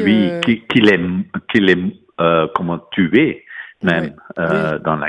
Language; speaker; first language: French; non-native, fluent; Dutch